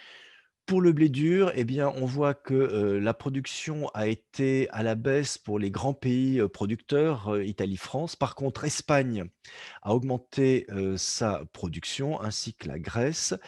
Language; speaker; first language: French; native; French